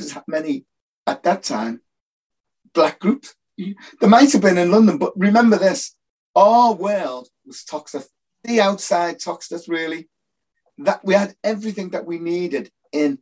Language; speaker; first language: English; native; English